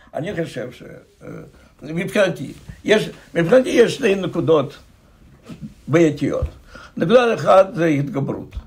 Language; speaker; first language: Hebrew; non-native, fluent; Russian